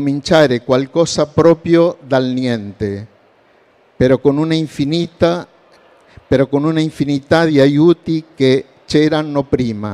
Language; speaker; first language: Italian; non-native, learner; Spanish